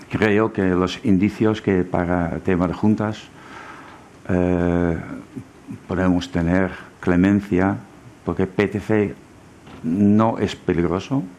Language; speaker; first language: Spanish; non-native, fluent; German